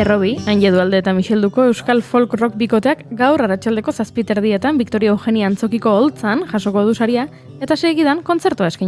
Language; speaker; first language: Basque; native; Basque